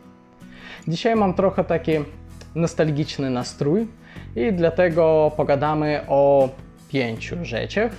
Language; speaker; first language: Polish; non-native, fluent; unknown